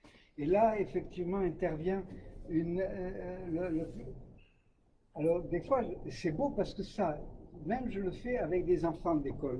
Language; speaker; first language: French; native; French